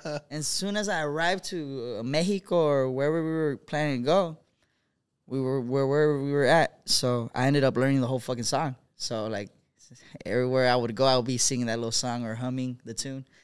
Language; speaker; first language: English; early bilingual, other home language; Spanish